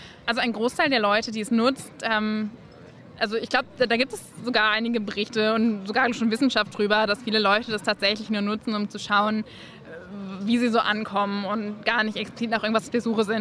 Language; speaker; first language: German; native; German